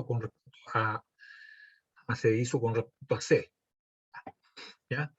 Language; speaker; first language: Spanish; native; Spanish